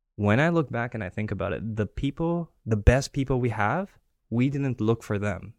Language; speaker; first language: English; early bilingual, other home language; Greek